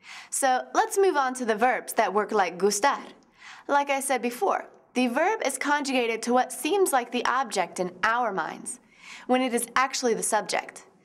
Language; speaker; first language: English; native; English